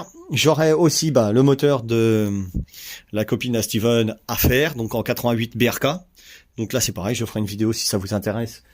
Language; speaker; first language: French; native; French